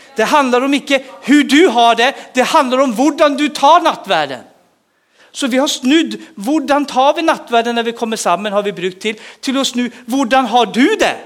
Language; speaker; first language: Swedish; native; Swedish